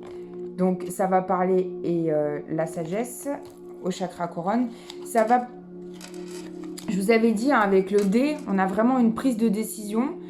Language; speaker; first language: French; native; French